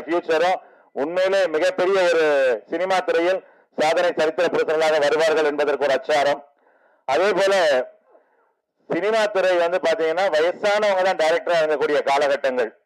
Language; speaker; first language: Tamil; native; Tamil